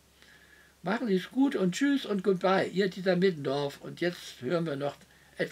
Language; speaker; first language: German; native; German